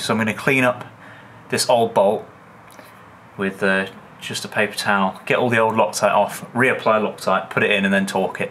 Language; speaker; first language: English; native; English